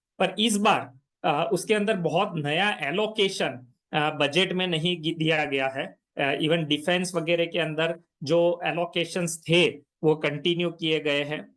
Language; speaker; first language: Hindi; non-native, local second language; Gujarati